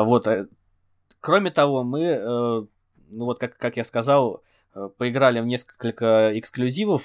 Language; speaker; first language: Russian; native; Russian